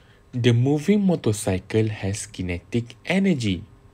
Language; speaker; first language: English; non-native, local second language; Malay